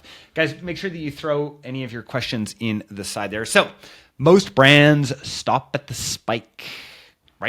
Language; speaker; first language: English; native; English